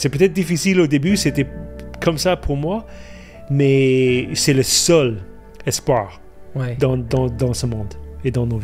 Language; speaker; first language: French; non-native, fluent; English